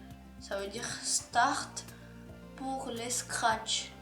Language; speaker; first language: French; non-native, learner; Ukrainian